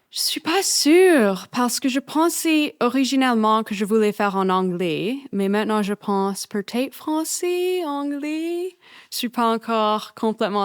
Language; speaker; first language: French; non-native, fluent; English